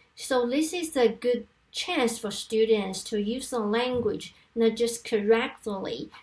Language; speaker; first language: English; non-native, fluent; Chinese